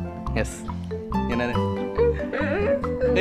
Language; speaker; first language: Tamil; non-native, learner; Thai